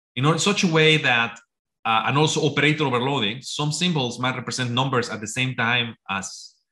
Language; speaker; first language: English; non-native, fluent; Spanish